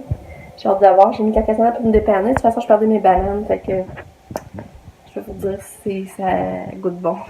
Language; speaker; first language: French; native; French